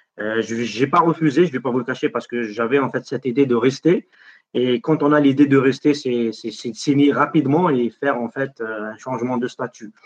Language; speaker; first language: French; non-native, local second language; Arabic